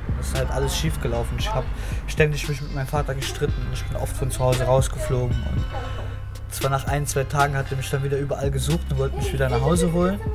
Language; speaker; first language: German; early bilingual, other home language; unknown